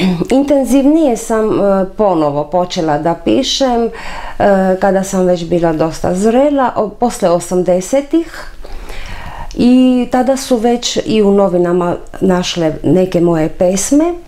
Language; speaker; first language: Serbian; non-native, fluent; Armenian